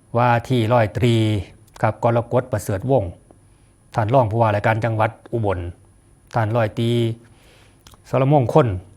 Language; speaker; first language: Thai; non-native, local second language; Northeastern Thai